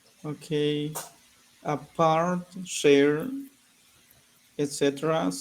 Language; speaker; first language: English; non-native, learner; Spanish